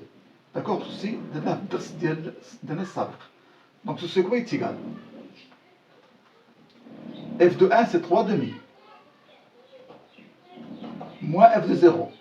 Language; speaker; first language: French; non-native, local second language; Arabic